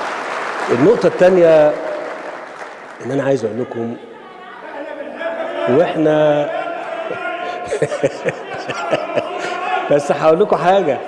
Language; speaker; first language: Arabic; native; Arabic